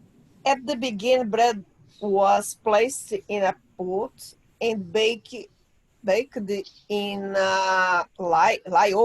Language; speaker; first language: English; non-native, learner; Portuguese